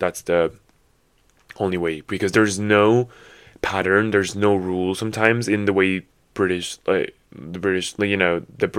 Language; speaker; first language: English; non-native, fluent; Italian